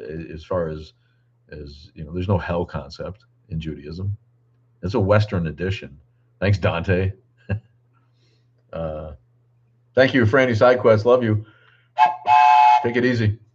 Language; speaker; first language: English; native; English